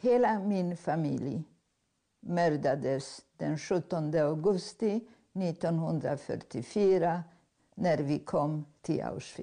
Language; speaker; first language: Swedish; non-native, fluent; Polish